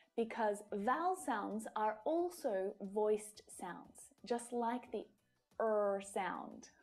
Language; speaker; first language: English; native; English